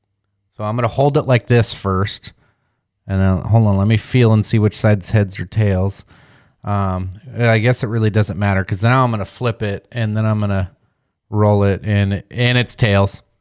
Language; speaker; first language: English; native; English